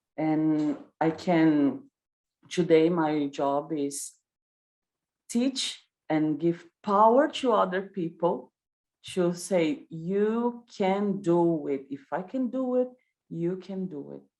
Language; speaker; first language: English; non-native, learner; Portuguese